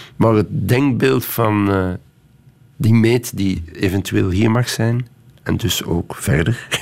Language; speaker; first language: Dutch; native; Dutch